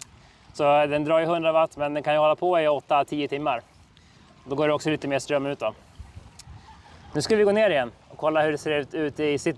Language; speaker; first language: Swedish; native; Swedish